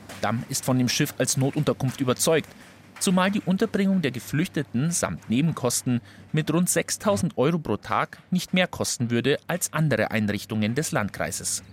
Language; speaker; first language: German; native; German